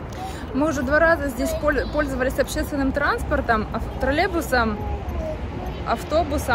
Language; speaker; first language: Russian; native; Russian